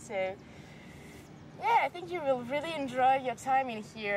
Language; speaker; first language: English; non-native, fluent; French